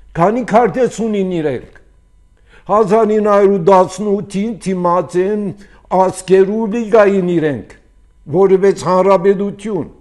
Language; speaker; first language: Armenian; early bilingual, heritage; Armenian